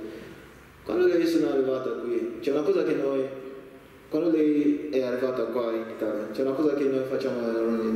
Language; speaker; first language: Italian; non-native, learner; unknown